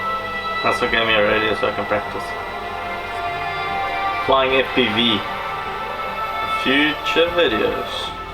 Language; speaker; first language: English; native; English